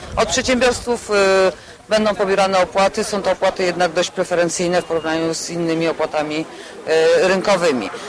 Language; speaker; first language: Polish; native; Polish